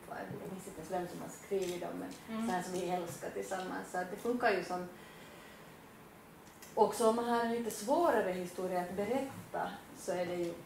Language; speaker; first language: Swedish; native; Swedish